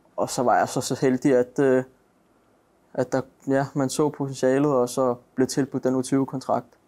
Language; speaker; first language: Danish; native; Danish